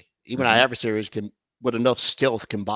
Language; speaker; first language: English; native; English